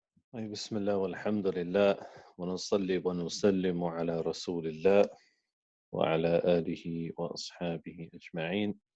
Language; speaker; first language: Arabic; non-native, fluent; English